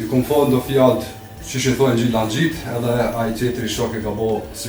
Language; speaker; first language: Albanian; non-native, learner; Bosnian